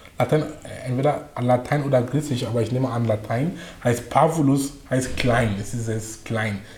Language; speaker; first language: German; non-native, fluent; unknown